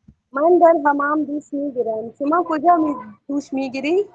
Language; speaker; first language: Persian; non-native, learner; Urdu